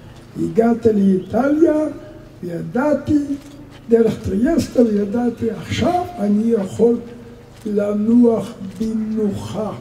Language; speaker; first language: Hebrew; non-native, fluent; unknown